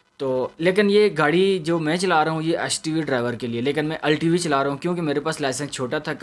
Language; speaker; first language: Urdu; non-native, local second language; Punjabi